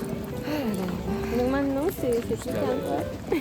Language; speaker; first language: French; non-native, fluent; Japanese